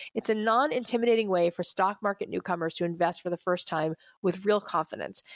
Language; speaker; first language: English; native; English